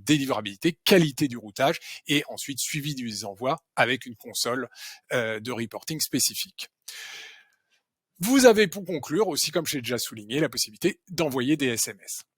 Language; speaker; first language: French; native; French